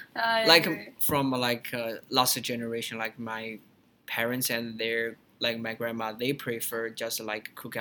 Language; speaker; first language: English; non-native, learner; Chinese